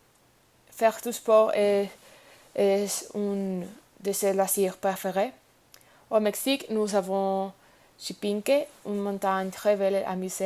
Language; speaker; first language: French; non-native, learner; Spanish